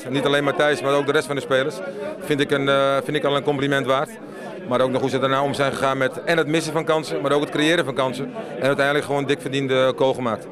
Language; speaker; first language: Dutch; native; Dutch